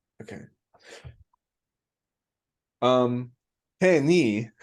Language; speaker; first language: Chinese; non-native, learner; English